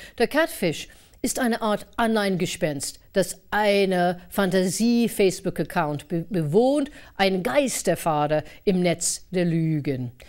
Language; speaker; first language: German; non-native, fluent; English